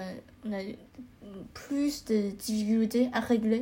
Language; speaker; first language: French; non-native, learner; Chinese